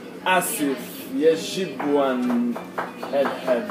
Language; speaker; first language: Arabic; non-native, learner; Spanish